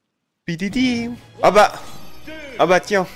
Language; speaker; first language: French; native; French